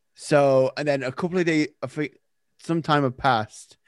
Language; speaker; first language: English; native; English